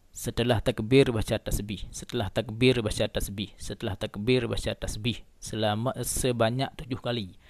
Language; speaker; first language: Malay; non-native, local second language; Achinese